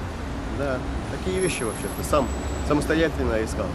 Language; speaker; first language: Russian; early bilingual, heritage; Dutch